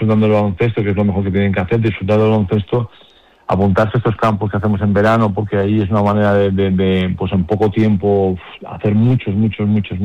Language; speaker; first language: Spanish; native; Spanish